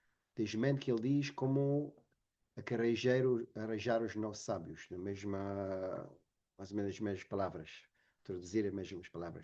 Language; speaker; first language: Portuguese; non-native, fluent; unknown